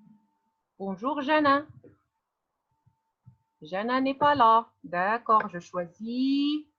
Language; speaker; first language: French; non-native, fluent; Arabic